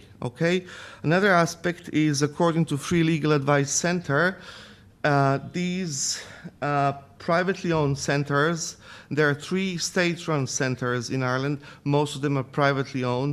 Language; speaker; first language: English; non-native, fluent; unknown